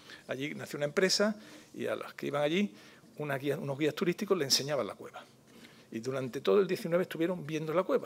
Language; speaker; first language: Spanish; native; Spanish